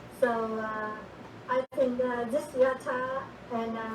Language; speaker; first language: English; non-native, learner; Vietnamese